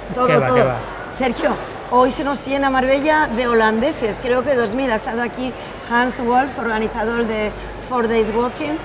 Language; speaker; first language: Spanish; native; Spanish